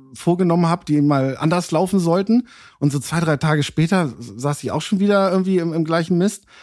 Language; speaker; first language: German; native; German